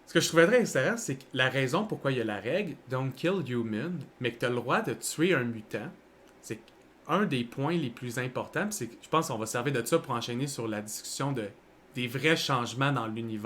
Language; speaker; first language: French; native; French